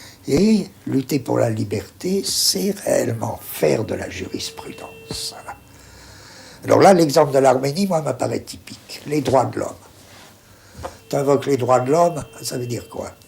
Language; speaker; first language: French; native; French